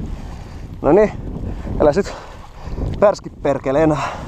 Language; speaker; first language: Finnish; native; Finnish